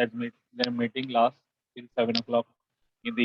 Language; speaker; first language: English; non-native, learner; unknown